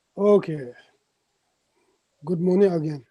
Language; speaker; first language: English; non-native, fluent; Tibetan